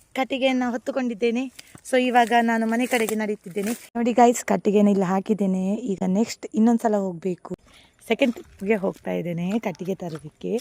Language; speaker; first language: Kannada; non-native, local second language; Tulu